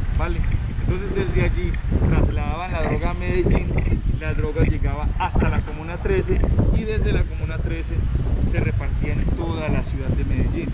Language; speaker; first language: Spanish; native; Spanish